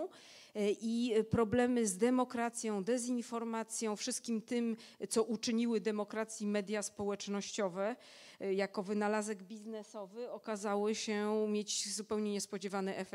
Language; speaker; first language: Polish; native; Polish